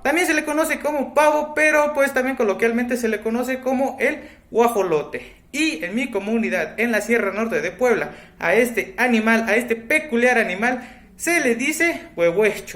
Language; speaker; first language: Spanish; native; Spanish